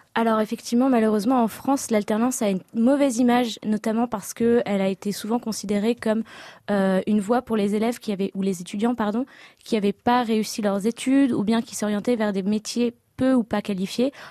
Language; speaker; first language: French; native; French